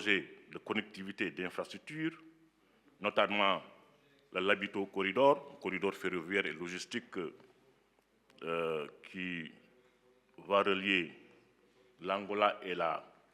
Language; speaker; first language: French; non-native, local second language; Wolof